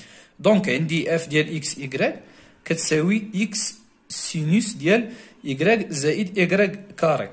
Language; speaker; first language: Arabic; native; Arabic